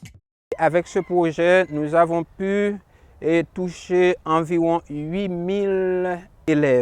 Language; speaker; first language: French; non-native, local second language; Haitian Creole